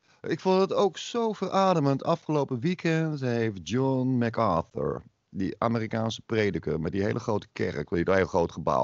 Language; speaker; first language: Dutch; native; Dutch